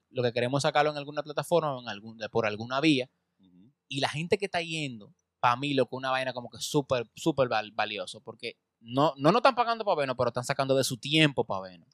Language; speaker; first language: Spanish; native; Spanish